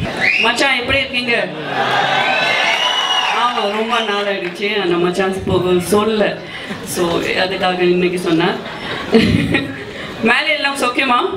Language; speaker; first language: Tamil; non-native, fluent; Telugu